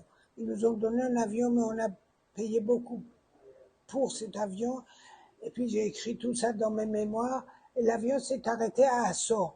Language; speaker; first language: French; non-native, fluent; Persian